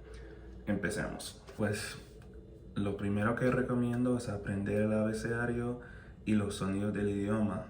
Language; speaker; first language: Spanish; non-native, fluent; English